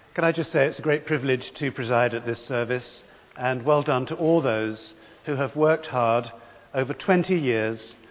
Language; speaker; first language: English; native; English